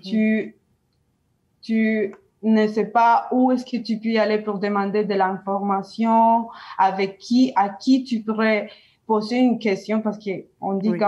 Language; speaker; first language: French; non-native, learner; Spanish